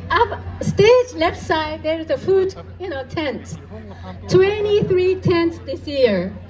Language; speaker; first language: English; non-native, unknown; Japanese